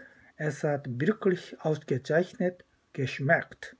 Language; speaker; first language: German; non-native, fluent; Korean